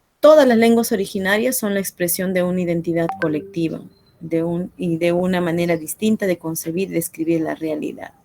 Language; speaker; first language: Spanish; non-native, local second language; Quechua